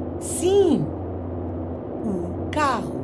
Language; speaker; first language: Portuguese; non-native, learner; English